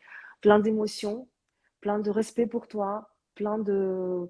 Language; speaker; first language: French; early bilingual, other home language; Korean